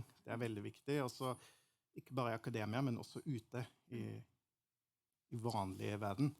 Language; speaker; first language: Norwegian; non-native, fluent; German